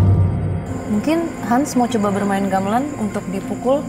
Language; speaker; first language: Indonesian; native; Indonesian